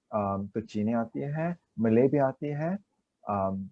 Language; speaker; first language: Hindi; non-native, learner; Chinese